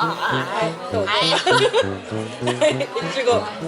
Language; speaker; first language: Korean; non-native, learner; Japanese